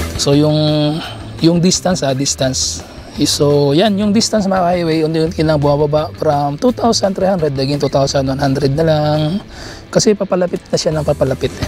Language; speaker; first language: Filipino; non-native, local second language; Cebuano